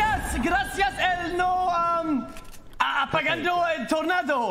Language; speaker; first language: Spanish; non-native, learner; French